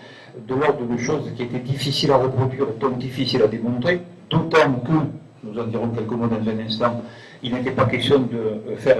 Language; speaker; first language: French; native; French